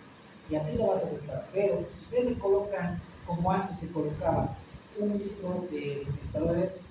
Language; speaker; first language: Spanish; native; Spanish